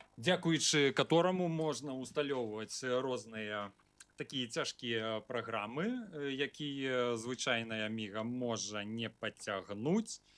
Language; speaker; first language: Belarusian; non-native, local second language; Russian